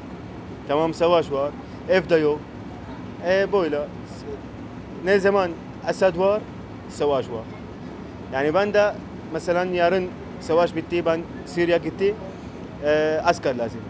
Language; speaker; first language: Turkish; non-native, learner; Arabic